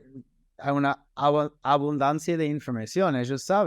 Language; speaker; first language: Spanish; non-native, fluent; English